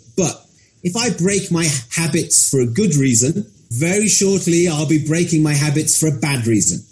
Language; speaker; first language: English; native; English